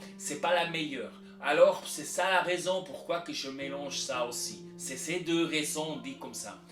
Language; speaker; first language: French; non-native, local second language; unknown